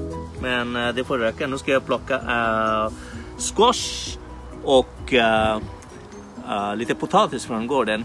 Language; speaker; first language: Swedish; non-native, fluent; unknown